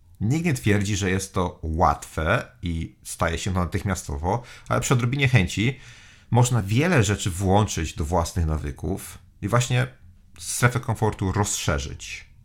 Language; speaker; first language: Polish; native; Polish